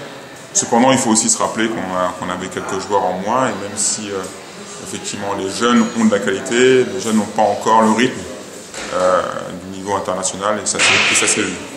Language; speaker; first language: French; native; French